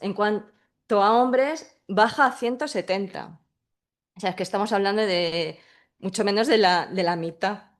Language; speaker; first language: Spanish; native; Spanish